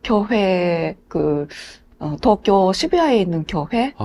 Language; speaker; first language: Korean; non-native, learner; Japanese